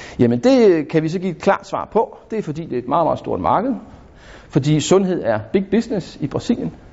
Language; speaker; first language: Danish; native; Danish